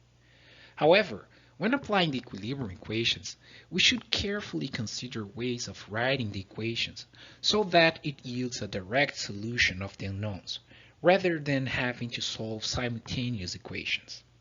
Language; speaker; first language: English; non-native, fluent; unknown